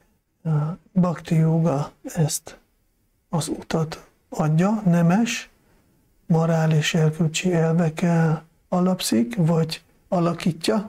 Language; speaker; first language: Hungarian; non-native, fluent; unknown